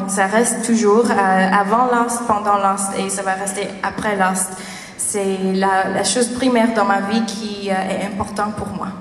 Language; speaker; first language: French; non-native, learner; English